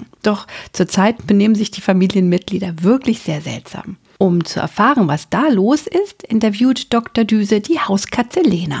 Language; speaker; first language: German; native; German